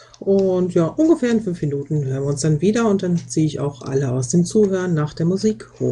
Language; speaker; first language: German; native; German